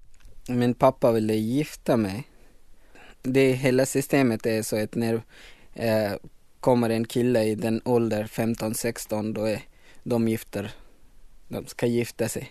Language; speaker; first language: Swedish; non-native, learner; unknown